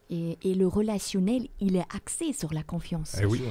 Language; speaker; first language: French; non-native, fluent; German